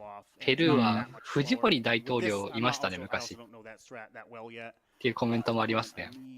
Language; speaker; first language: Japanese; native; Japanese